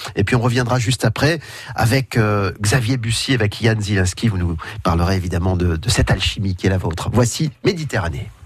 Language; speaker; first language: French; native; French